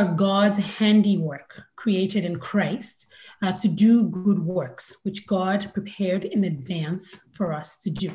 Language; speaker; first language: English; non-native, local second language; Yoruba